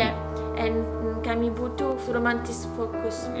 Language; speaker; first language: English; non-native, learner; French